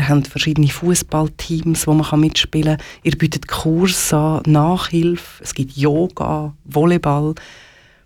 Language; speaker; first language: German; native; German